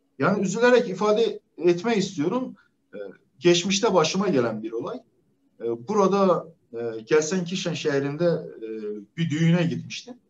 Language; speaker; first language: Turkish; native; Turkish